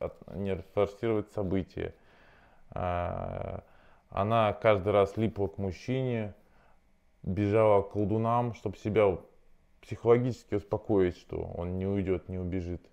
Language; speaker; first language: Russian; native; Russian